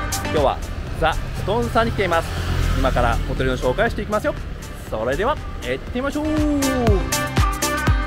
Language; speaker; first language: Japanese; native; Japanese